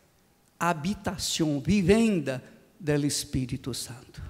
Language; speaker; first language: Portuguese; non-native, fluent; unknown